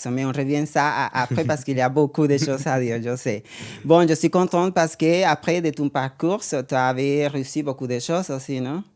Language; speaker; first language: French; non-native, fluent; Spanish